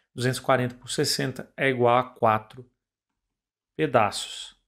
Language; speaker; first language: Portuguese; native; Portuguese